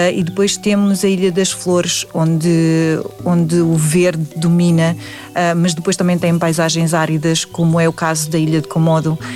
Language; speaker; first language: Portuguese; early bilingual, other home language; Indonesian